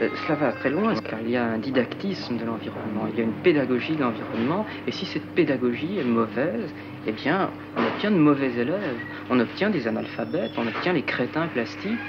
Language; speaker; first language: French; native; French